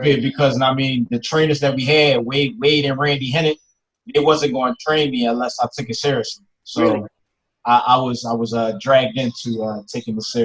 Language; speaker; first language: English; native; English